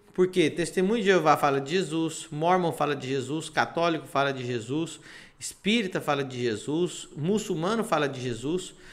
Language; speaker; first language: Portuguese; non-native, fluent; Spanish